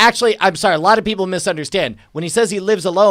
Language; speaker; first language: English; native; English